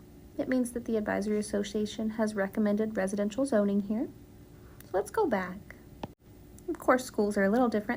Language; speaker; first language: English; native; English